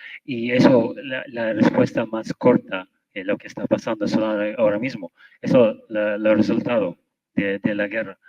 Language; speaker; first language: Spanish; non-native, fluent; Arabic